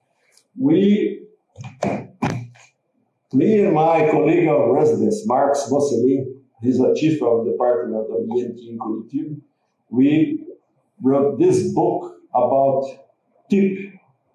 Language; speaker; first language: English; non-native, learner; Portuguese